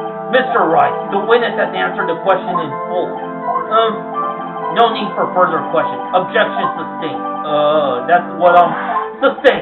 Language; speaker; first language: English; native; English